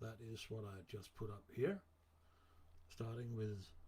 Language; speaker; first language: English; non-native, fluent; Danish